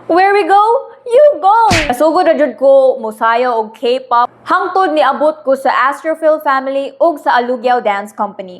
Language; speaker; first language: Cebuano; native; Cebuano